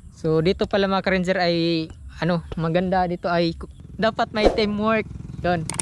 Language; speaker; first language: Filipino; non-native, local second language; Iloko